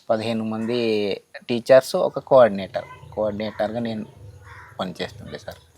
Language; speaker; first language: Telugu; non-native, local second language; Gondi